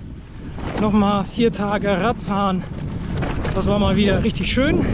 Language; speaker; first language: German; native; German